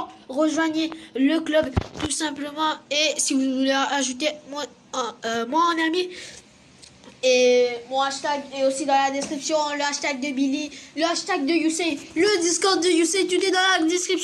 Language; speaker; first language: French; native; French